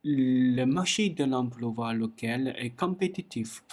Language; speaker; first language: French; non-native, learner; Chinese